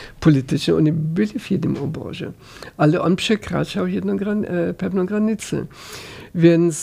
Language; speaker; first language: Polish; non-native, fluent; German